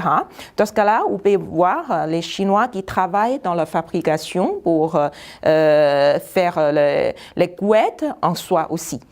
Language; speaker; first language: French; non-native, fluent; Chinese